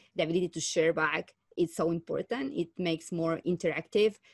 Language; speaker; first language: English; non-native, fluent; Spanish